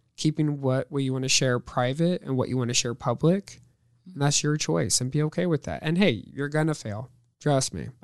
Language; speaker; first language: English; native; English